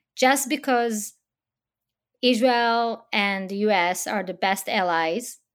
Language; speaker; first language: English; non-native, fluent; Hebrew